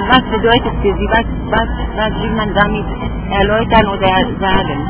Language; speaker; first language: German; non-native, learner; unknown